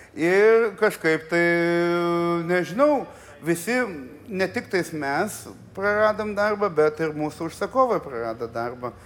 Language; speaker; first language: Lithuanian; early bilingual, other home language; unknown